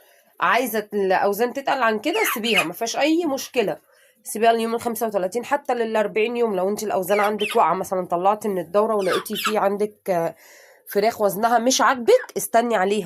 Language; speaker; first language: Arabic; native; Arabic